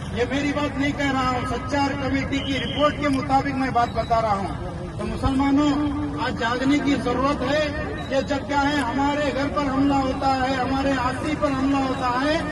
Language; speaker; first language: Urdu; native; Urdu